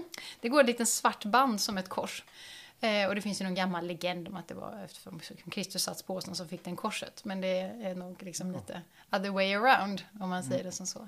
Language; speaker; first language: Swedish; native; Swedish